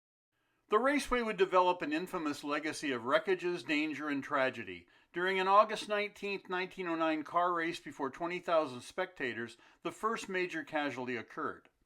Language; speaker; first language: English; native; English